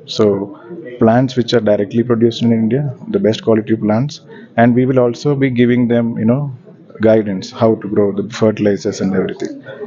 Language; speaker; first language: English; non-native, local second language; Tamil